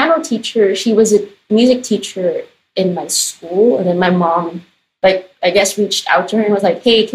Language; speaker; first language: English; non-native, local second language; Filipino